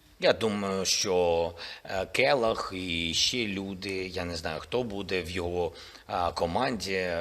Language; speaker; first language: Ukrainian; non-native, local second language; Russian